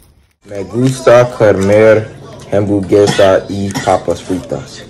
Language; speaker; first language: Spanish; non-native, learner; English